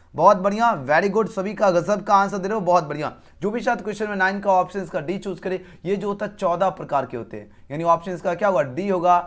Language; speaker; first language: Hindi; native; Hindi